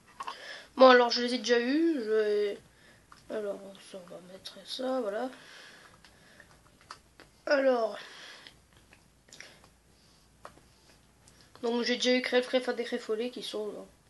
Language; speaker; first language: French; native; French